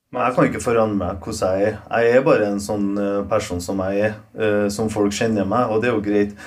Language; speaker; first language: Norwegian; non-native, local second language; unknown